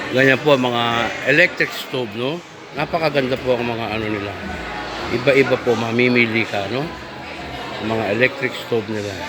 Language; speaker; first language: Filipino; non-native, local second language; Pampanga